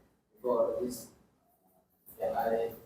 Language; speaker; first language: English; non-native, learner; Indonesian